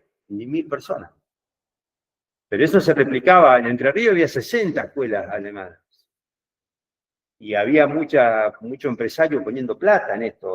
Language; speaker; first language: Spanish; native; Spanish